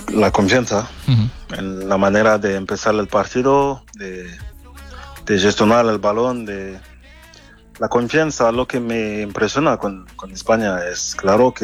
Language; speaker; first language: Spanish; non-native, fluent; French